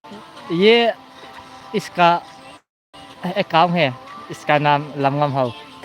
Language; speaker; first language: Hindi; non-native, local second language; Thado Chin